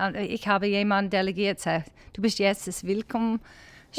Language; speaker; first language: German; non-native, learner; English